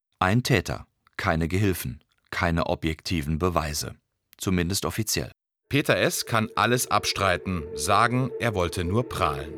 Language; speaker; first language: German; native; German